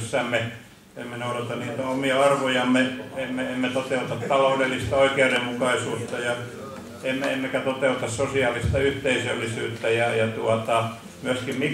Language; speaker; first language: Finnish; native; Finnish